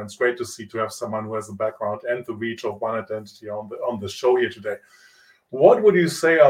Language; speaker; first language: English; non-native, fluent; Italian